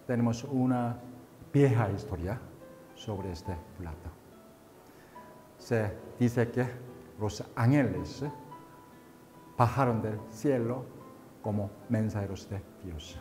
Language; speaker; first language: Spanish; non-native, fluent; Korean